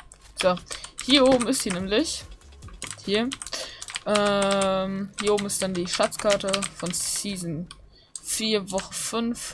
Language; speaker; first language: German; native; German